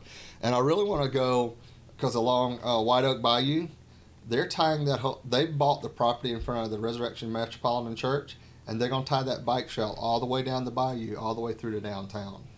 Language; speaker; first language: English; native; English